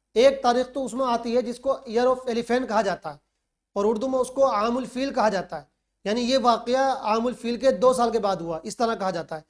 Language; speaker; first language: Urdu; native; Urdu